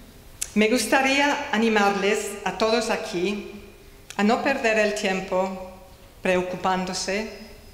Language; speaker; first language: Spanish; non-native, fluent; English